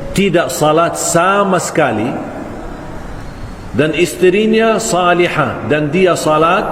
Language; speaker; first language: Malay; non-native, fluent; Arabic